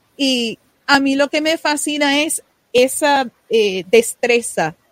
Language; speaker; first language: Spanish; native; Spanish